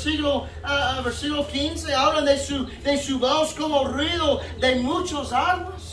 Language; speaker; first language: Spanish; non-native, fluent; English